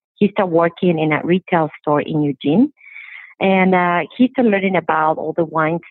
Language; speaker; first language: English; non-native, fluent; Spanish